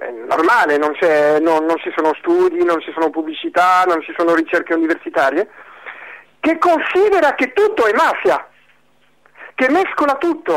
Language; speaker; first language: Italian; non-native, fluent; French